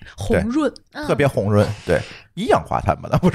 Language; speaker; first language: Chinese; native; Chinese